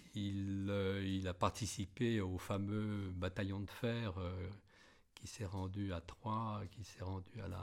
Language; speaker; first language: French; native; French